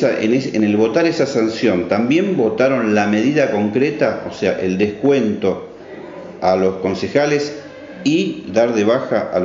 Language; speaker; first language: Spanish; native; Spanish